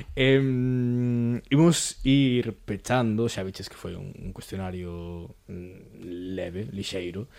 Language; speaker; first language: Galician; non-native, local second language; Spanish